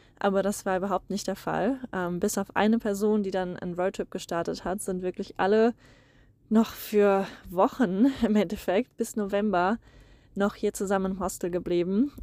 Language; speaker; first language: German; native; German